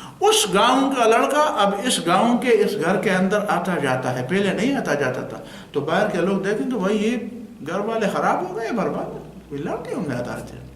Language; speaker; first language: Urdu; non-native, local second language; Pashto